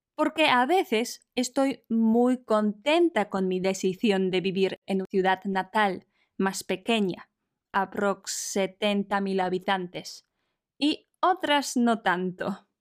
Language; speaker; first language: Spanish; non-native, fluent; Polish